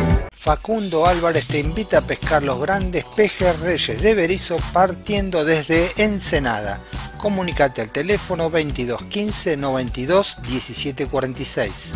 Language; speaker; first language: Spanish; native; Spanish